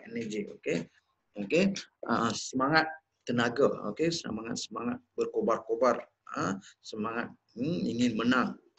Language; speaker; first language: Malay; non-native, local second language; Tamil